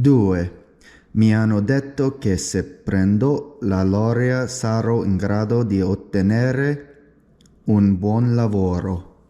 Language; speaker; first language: Italian; non-native, learner; English